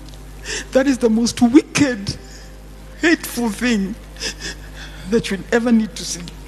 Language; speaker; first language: English; non-native, local second language; Swahili